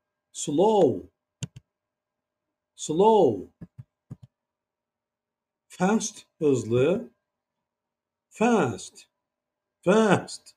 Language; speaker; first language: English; non-native, learner; Turkish